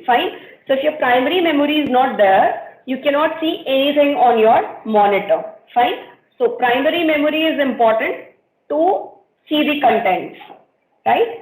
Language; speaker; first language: English; non-native, local second language; Hindi